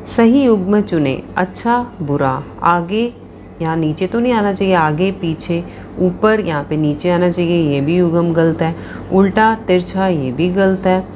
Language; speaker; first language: Hindi; non-native, local second language; Punjabi